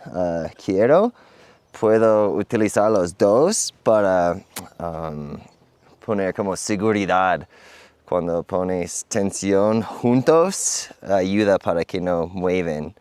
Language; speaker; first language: Spanish; non-native, fluent; English